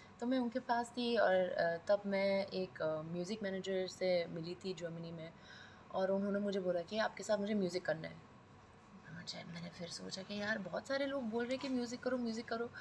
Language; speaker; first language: Hindi; non-native, fluent; Persian